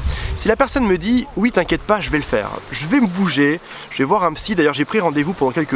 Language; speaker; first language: French; native; French